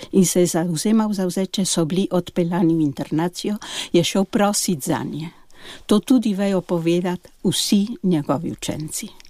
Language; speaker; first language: Slovenian; early bilingual, heritage; Slovenian